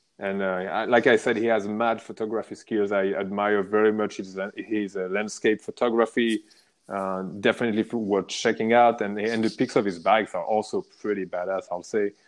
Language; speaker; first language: English; non-native, fluent; French